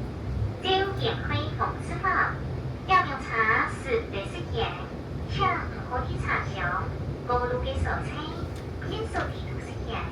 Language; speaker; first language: Chinese; native; Chinese